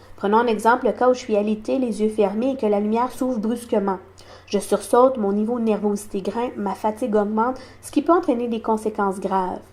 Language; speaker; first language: French; non-native, local second language; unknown